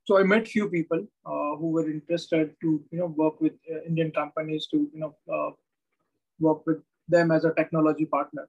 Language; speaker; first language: English; non-native, local second language; Marathi